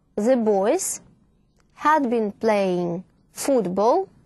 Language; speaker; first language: English; non-native, fluent; Russian